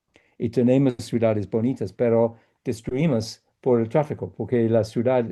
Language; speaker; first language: Spanish; non-native, fluent; English